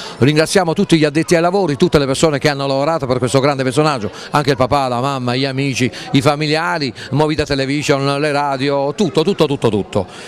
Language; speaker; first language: Italian; native; Italian